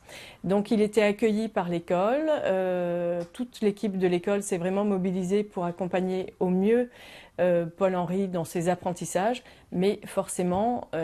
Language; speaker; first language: French; native; French